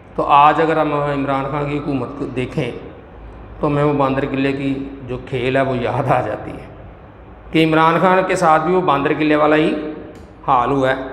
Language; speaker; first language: Urdu; non-native, local second language; Punjabi